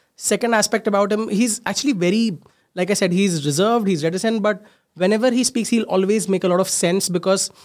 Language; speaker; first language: English; non-native, local second language; Hindi